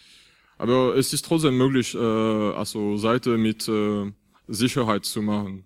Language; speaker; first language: German; non-native, fluent; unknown